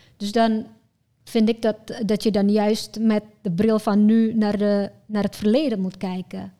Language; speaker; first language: Dutch; non-native, fluent; Indonesian